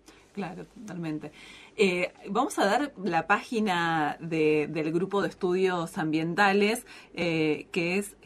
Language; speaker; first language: Spanish; native; Spanish